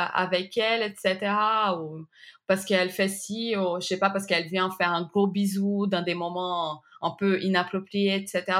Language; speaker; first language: French; non-native, fluent; Portuguese